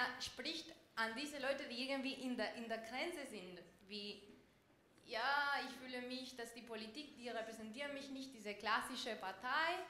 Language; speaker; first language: German; non-native, fluent; Spanish